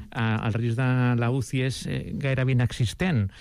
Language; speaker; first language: Catalan; native; Catalan